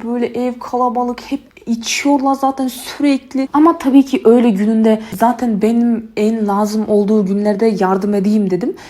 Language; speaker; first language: Turkish; native; Turkish